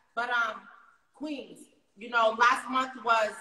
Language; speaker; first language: English; native; English